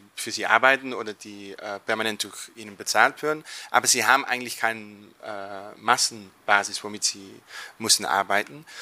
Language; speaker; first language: German; non-native, fluent; Dutch